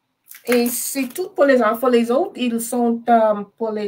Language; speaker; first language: French; non-native, learner; English